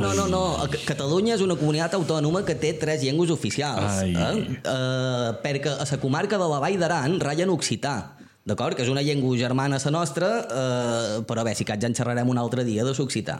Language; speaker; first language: Catalan; native; Catalan